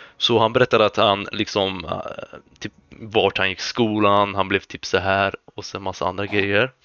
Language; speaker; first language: Swedish; early bilingual, other home language; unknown